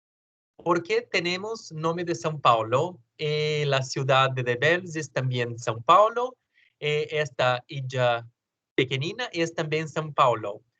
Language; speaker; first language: Spanish; non-native, learner; Portuguese